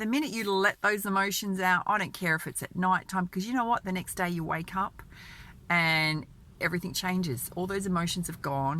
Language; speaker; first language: English; native; English